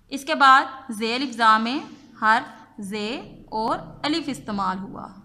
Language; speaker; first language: Urdu; native; Urdu